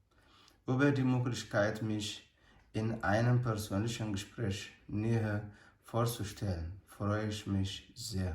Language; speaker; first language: German; non-native, learner; Amharic